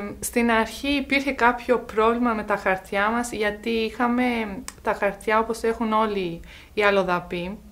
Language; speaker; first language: Greek; early bilingual, other home language; Albanian